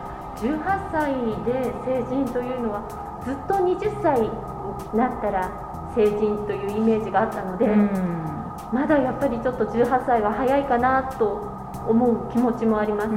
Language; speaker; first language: Japanese; native; Japanese